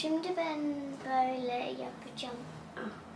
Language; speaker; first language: Turkish; early bilingual, heritage; English